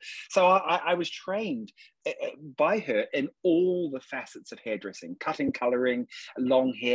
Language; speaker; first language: English; native; English